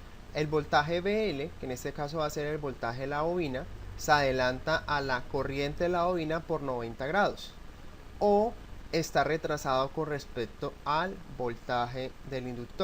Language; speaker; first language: Spanish; native; Spanish